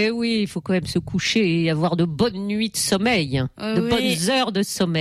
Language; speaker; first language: French; native; French